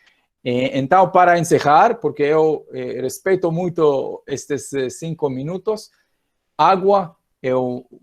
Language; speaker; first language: Portuguese; non-native, fluent; Hebrew